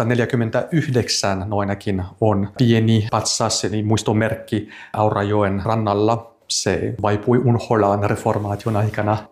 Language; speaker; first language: Finnish; non-native, fluent; French